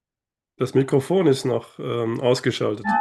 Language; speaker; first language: German; native; German